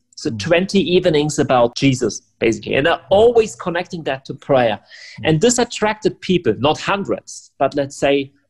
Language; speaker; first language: English; non-native, fluent; German